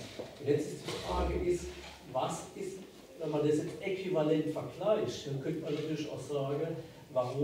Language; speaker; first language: German; native; German